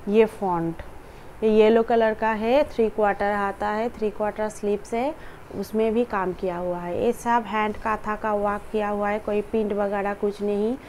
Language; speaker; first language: Hindi; non-native, local second language; Bangla